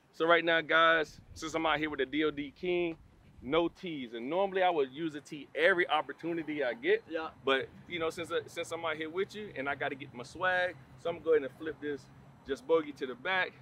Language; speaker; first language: English; native; English